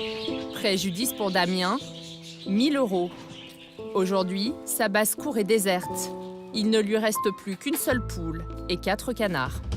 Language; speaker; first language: French; native; French